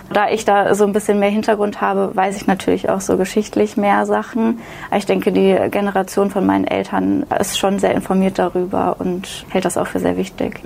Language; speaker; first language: German; native; German